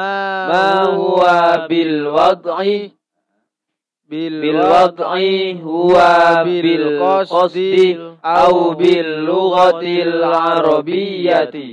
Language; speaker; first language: Arabic; non-native, learner; Indonesian